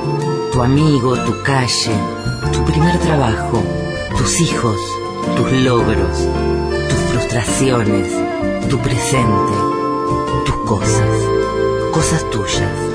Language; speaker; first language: Spanish; native; Spanish